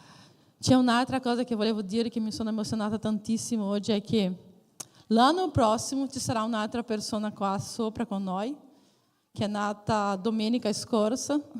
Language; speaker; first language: Italian; non-native, fluent; Portuguese